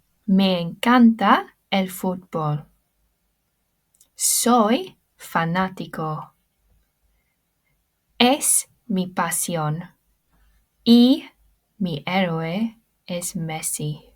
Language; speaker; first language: Spanish; non-native, fluent; English